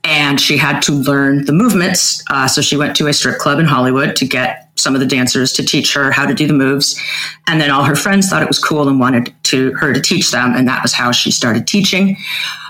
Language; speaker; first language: English; native; English